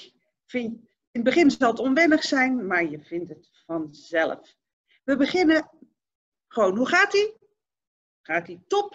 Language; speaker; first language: Dutch; native; Dutch